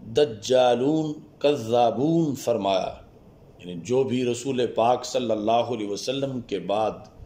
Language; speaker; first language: Urdu; non-native, local second language; Punjabi